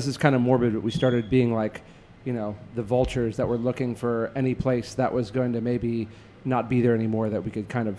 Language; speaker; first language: English; native; English